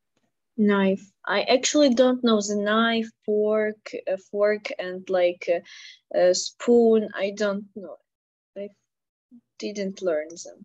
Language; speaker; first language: English; non-native, fluent; Ukrainian